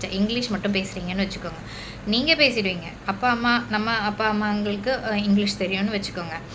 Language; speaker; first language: Tamil; non-native, local second language; Malayalam